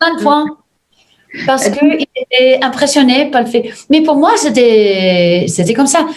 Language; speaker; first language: French; non-native, fluent; English